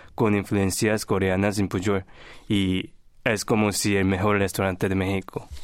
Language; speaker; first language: Spanish; non-native, fluent; Korean